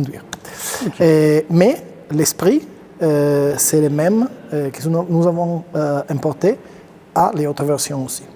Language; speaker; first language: French; non-native, learner; Italian